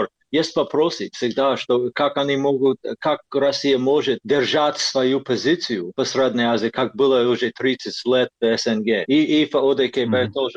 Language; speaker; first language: Russian; non-native, fluent; English